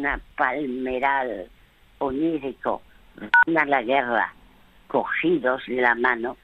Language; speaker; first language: Spanish; early bilingual, other home language; French